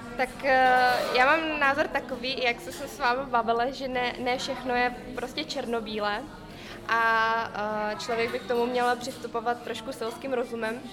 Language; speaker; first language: Czech; early bilingual, other home language; Vietnamese